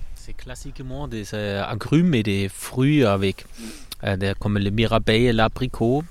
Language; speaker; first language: French; non-native, learner; German